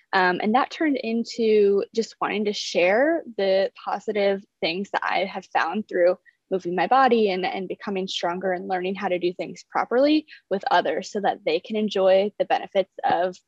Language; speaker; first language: English; native; English